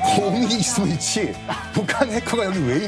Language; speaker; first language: Korean; native; Korean